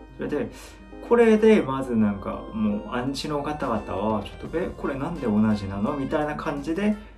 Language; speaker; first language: Japanese; non-native, fluent; Korean